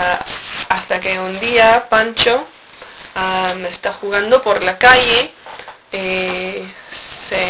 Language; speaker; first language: Spanish; non-native, learner; English